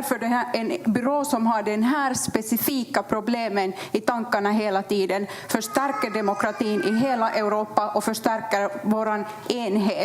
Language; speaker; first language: Swedish; non-native, fluent; Kurdish